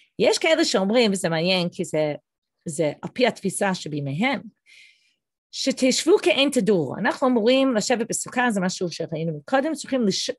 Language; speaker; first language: Hebrew; non-native, fluent; English